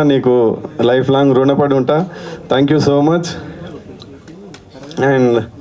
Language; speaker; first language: Telugu; native; Telugu